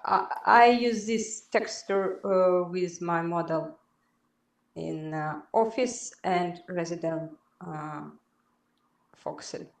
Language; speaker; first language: English; non-native, learner; Belarusian